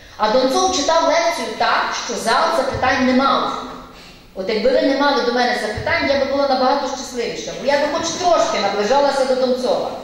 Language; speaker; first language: Ukrainian; native; Ukrainian